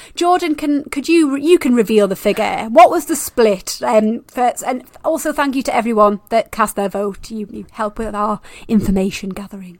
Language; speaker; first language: English; native; English